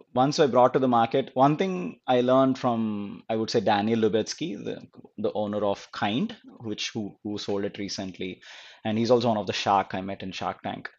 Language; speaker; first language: English; non-native, local second language; Telugu